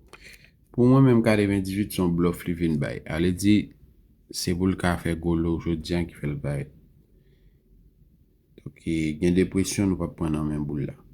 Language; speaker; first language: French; non-native, learner; Haitian Creole